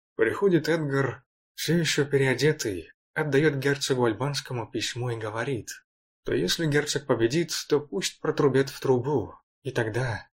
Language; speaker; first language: Russian; native; Russian